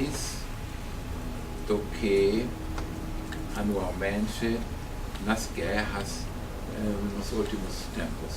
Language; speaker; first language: Portuguese; non-native, fluent; German